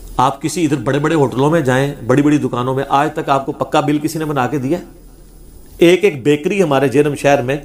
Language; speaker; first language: Urdu; non-native, local second language; Punjabi